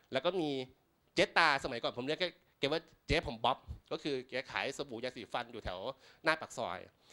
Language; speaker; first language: Thai; native; Thai